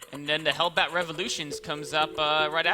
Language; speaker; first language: English; native; English